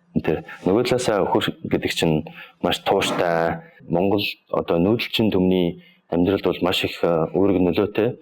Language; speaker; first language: Mongolian; native; Mongolian